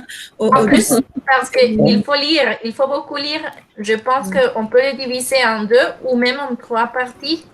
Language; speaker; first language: French; non-native, fluent; Spanish